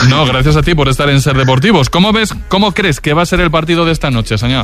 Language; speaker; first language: Spanish; native; Spanish